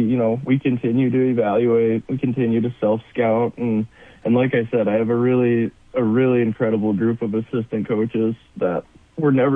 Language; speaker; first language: English; native; English